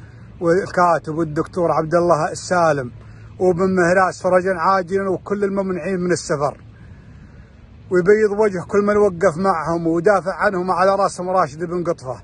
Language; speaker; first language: Arabic; native; Arabic